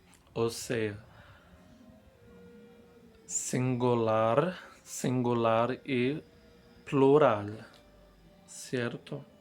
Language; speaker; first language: Spanish; non-native, fluent; Portuguese